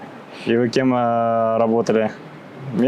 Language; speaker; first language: Russian; native; Russian